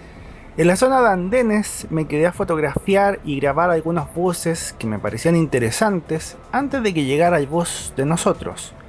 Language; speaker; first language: Spanish; native; Spanish